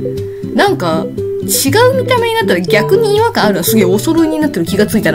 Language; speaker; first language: Japanese; native; Japanese